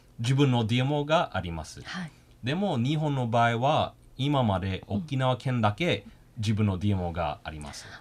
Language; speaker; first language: Japanese; non-native, fluent; English